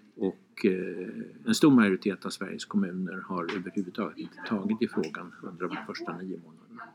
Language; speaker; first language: Swedish; native; Swedish